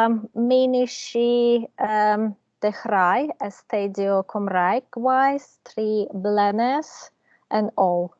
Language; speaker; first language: Welsh; non-native, learner; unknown